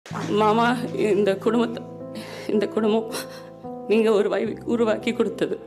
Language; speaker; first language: Tamil; native; Tamil